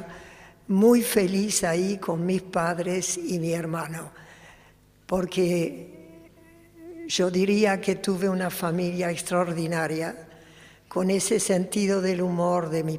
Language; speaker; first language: Spanish; early bilingual, other home language; Polish